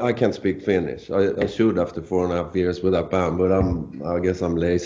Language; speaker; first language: English; non-native, fluent; Swedish